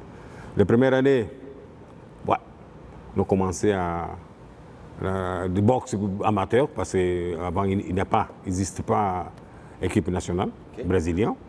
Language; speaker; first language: French; non-native, fluent; Portuguese